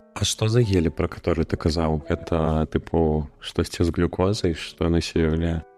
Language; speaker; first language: Belarusian; non-native, local second language; Russian